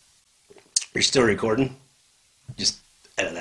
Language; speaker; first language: English; native; English